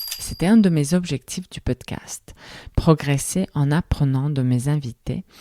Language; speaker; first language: French; non-native, fluent; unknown